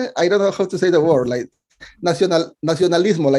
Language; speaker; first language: English; non-native, fluent; Spanish